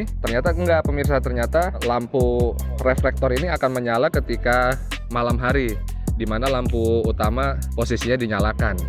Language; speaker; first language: Indonesian; native; Indonesian